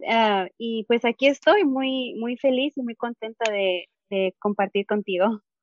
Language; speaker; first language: Spanish; early bilingual, heritage; Spanish